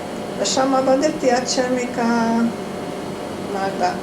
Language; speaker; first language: Hebrew; non-native, fluent; Hungarian